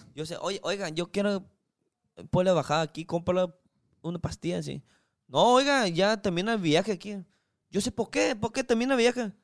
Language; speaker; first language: Spanish; non-native, fluent; Chinese